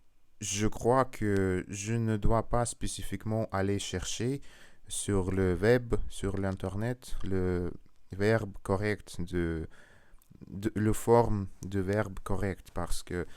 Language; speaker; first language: French; non-native, learner; Russian